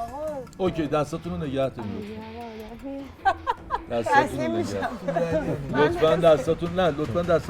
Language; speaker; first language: Persian; native; Persian